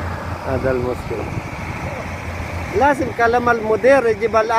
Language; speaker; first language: Arabic; non-native, learner; Filipino